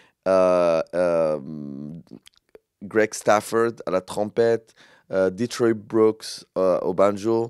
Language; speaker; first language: French; non-native, local second language; Arabic